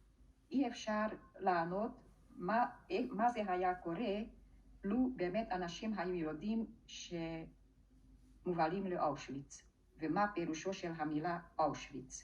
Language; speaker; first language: Hebrew; non-native, fluent; Hungarian